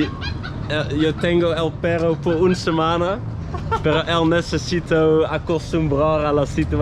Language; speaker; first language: Spanish; non-native, learner; Dutch